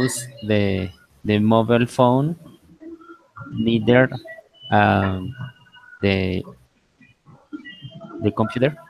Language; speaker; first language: English; non-native, learner; Spanish